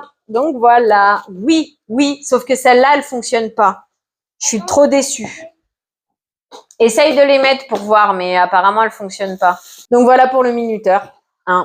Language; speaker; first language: French; native; French